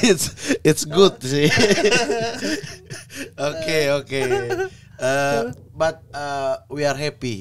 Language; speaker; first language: English; non-native, learner; Indonesian